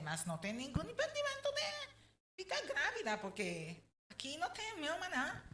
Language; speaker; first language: Portuguese; non-native, learner; Spanish